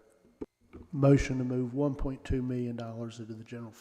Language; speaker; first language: English; native; English